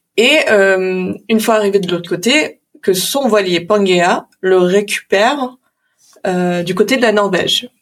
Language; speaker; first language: French; early bilingual, other home language; English